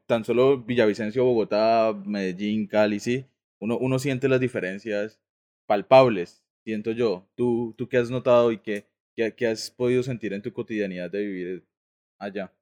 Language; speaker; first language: Spanish; native; Spanish